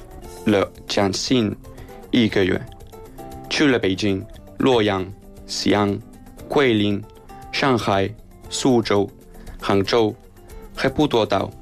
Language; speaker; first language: Chinese; non-native, fluent; Spanish